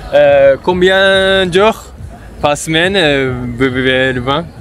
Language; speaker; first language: French; non-native, learner; Japanese